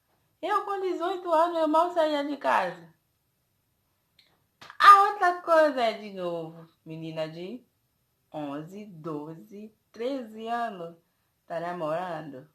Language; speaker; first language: Portuguese; non-native, fluent; Haitian Creole